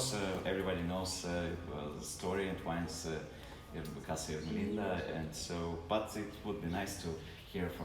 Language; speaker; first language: English; non-native, learner; Russian